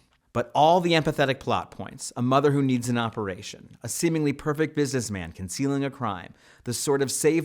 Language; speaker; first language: English; native; English